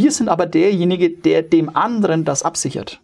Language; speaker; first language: German; native; German